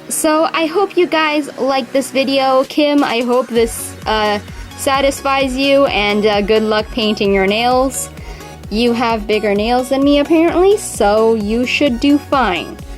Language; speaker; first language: English; native; English